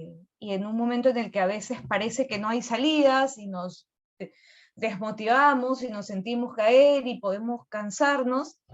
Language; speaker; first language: Spanish; native; Spanish